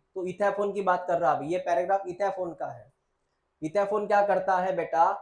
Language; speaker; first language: Hindi; non-native, local second language; Marathi